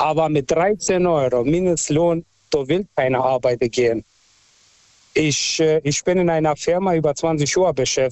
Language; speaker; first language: German; non-native, fluent; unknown